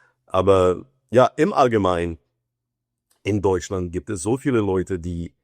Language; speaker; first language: German; non-native, fluent; Portuguese